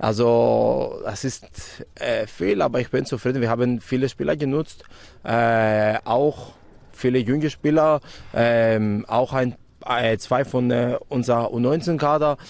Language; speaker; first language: German; non-native, fluent; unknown